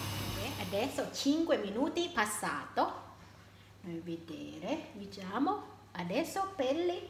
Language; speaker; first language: Italian; non-native, learner; Thai